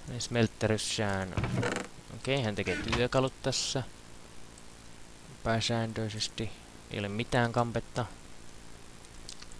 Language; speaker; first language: Finnish; native; Finnish